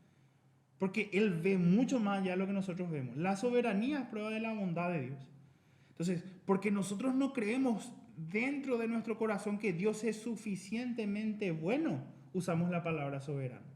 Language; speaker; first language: Spanish; native; Spanish